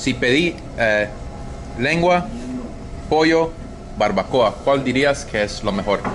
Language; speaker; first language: Spanish; non-native, learner; English